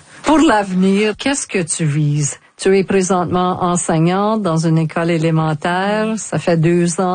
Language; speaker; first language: French; native; French